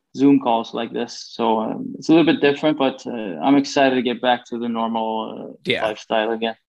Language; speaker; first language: English; non-native, fluent; Swedish